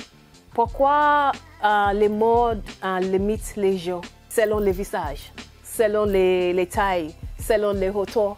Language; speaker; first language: French; non-native, learner; English